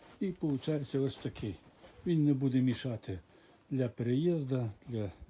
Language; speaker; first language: Ukrainian; native; Ukrainian